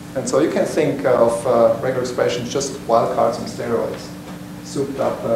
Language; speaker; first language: English; non-native, fluent; German